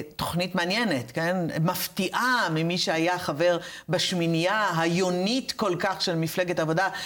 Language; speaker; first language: Hebrew; native; Hebrew